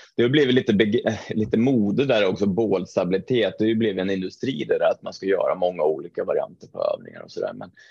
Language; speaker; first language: Swedish; non-native, fluent; Norwegian